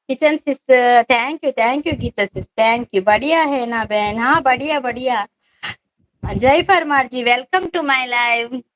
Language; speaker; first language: Hindi; non-native, local second language; Kannada